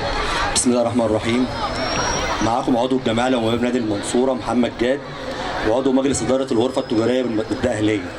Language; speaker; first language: Arabic; native; Arabic